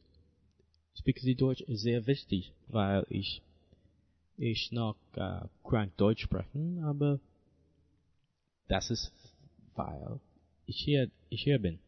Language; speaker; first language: German; non-native, learner; English